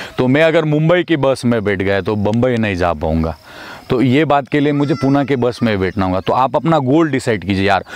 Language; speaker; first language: Hindi; non-native, local second language; Marathi